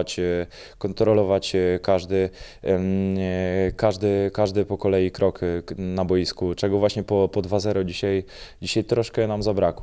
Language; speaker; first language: Polish; native; Polish